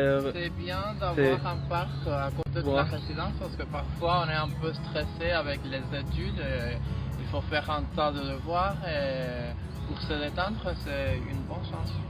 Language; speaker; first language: French; non-native, fluent; Spanish